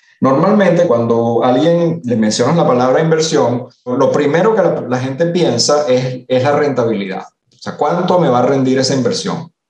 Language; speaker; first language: Spanish; early bilingual, other home language; Italian